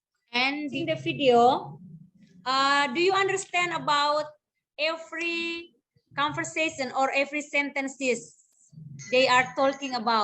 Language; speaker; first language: English; non-native, local second language; Indonesian